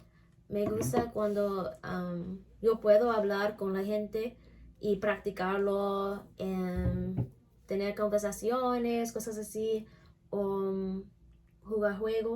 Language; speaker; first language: Spanish; non-native, learner; English